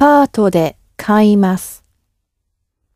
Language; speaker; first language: Japanese; non-native, learner; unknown